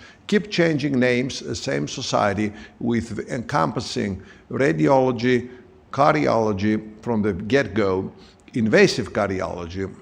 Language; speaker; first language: English; non-native, fluent; Greek